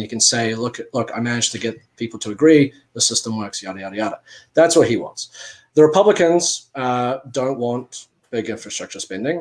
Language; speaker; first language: English; native; English